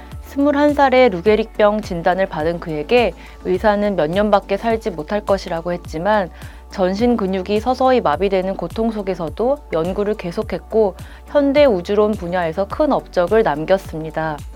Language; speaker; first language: Korean; native; Korean